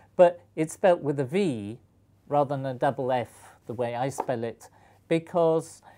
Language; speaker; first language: English; native; English